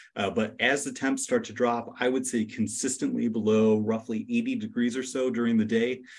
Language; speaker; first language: English; native; English